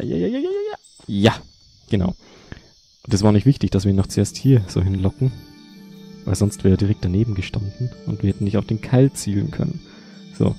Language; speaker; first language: German; native; German